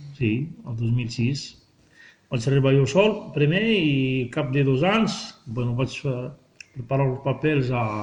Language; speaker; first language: Catalan; non-native, learner; Arabic